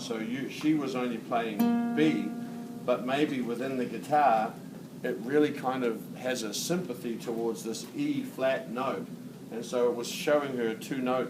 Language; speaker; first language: English; native; English